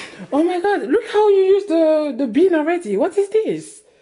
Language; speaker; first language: English; non-native, fluent; French